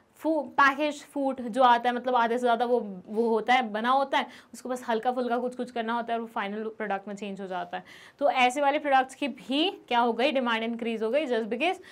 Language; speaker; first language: Hindi; native; Hindi